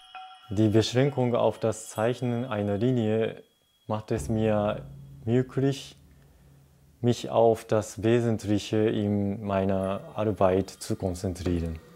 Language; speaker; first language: German; non-native, fluent; Japanese